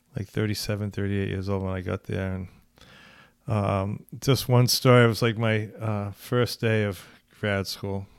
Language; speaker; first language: English; native; English